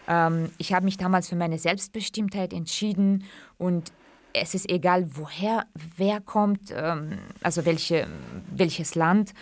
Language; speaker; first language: German; non-native, fluent; Kurdish